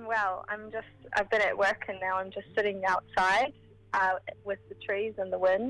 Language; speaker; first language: English; native; English